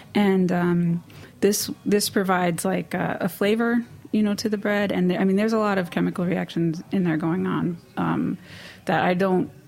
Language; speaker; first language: English; native; English